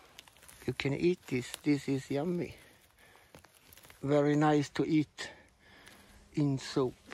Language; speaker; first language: English; non-native, learner; Swedish